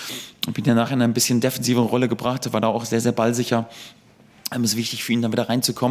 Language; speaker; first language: German; native; German